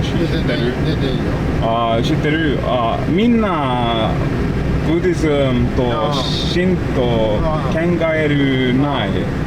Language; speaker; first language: Japanese; non-native, learner; English